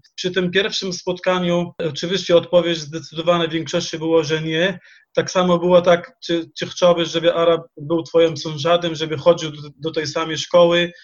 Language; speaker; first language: Polish; non-native, fluent; Arabic